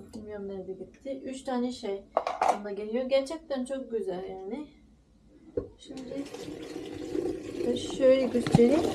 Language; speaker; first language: Turkish; non-native, learner; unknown